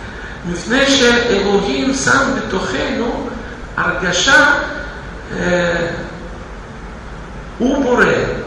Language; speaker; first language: Hebrew; non-native, fluent; Russian